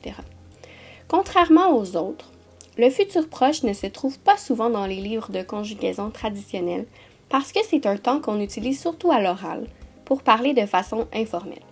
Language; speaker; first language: French; native; French